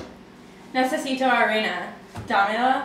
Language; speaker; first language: Spanish; non-native, learner; English